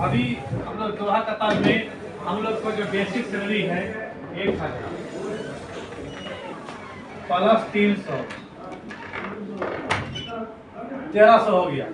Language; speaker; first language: Hindi; non-native, learner; Nepali